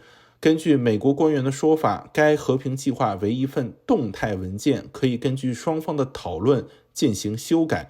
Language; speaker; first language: Chinese; native; Chinese